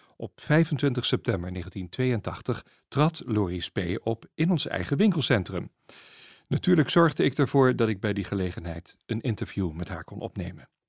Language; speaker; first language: Dutch; native; Dutch